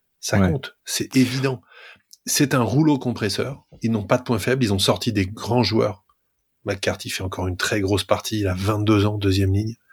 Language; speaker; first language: French; native; French